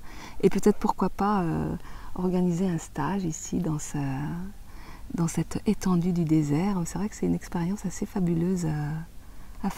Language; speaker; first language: French; native; French